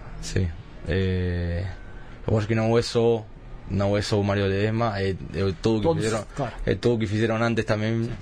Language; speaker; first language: Portuguese; early bilingual, heritage; Spanish